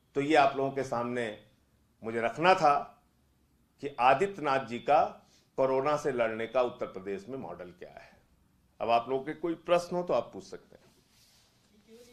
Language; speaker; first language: Hindi; native; Hindi